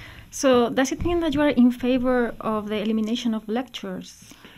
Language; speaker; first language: English; non-native, fluent; Spanish